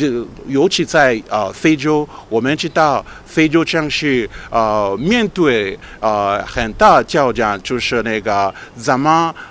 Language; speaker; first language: Chinese; non-native, fluent; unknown